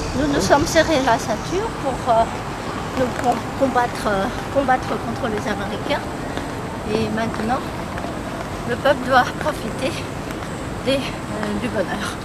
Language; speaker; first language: French; non-native, fluent; Korean